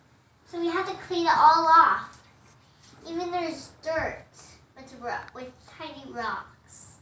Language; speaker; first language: English; native; English